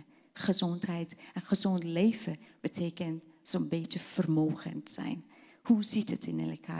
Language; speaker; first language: Dutch; non-native, fluent; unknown